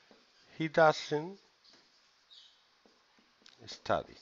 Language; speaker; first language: English; non-native, fluent; Spanish